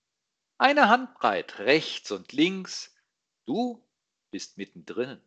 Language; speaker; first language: German; native; German